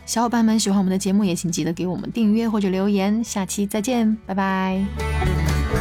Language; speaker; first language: Chinese; native; Chinese